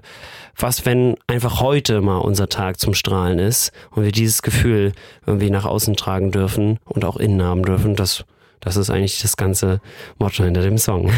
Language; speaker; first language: German; native; German